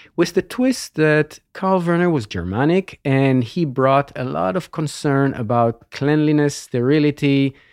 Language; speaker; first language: English; non-native, fluent; Hebrew